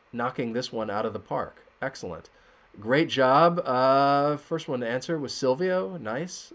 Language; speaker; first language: English; native; English